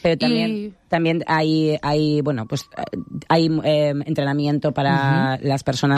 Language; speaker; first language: Spanish; native; Spanish